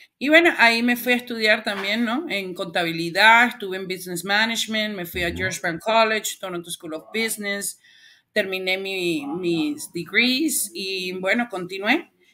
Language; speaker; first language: Spanish; native; Spanish